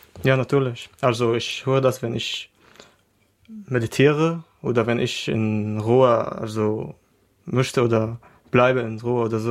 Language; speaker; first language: German; non-native, learner; Arabic